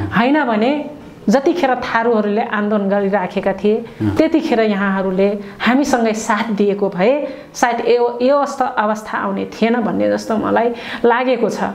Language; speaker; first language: Nepali; non-native, local second language; Rana Tharu